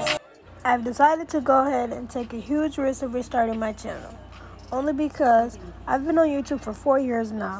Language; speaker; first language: English; native; English